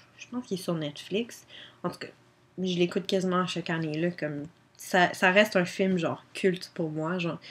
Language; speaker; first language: French; native; French